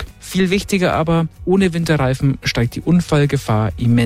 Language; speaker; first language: German; native; German